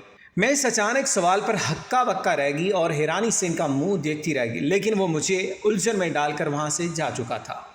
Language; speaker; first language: Urdu; native; Urdu